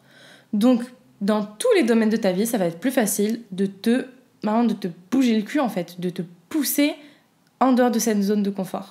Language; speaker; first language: French; native; French